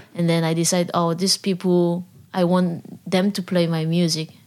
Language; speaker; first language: English; non-native, learner; Korean